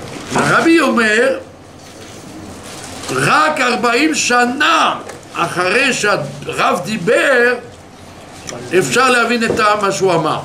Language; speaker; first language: Hebrew; non-native, fluent; French